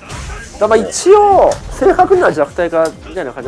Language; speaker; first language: Japanese; native; Japanese